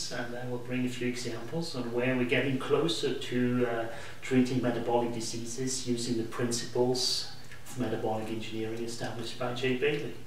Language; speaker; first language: English; non-native, fluent; German